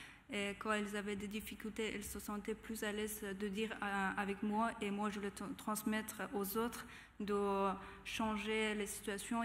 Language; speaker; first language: French; non-native, fluent; Persian